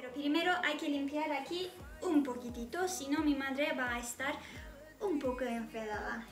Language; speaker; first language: Spanish; non-native, fluent; Turkish